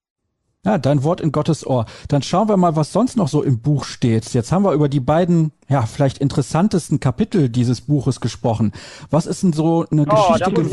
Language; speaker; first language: German; native; German